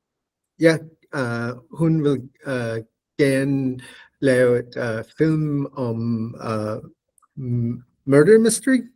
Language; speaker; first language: Danish; non-native, learner; English